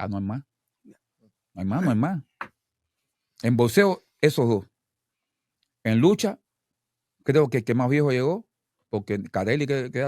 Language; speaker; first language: Spanish; native; Spanish